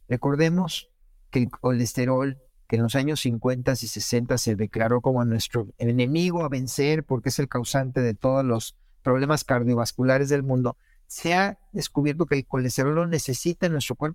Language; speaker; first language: Spanish; native; Spanish